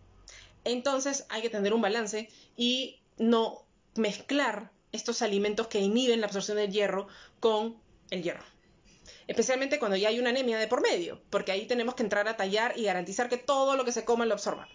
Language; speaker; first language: Spanish; native; Spanish